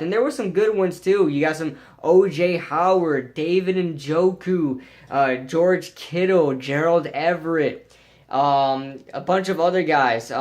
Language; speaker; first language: English; native; English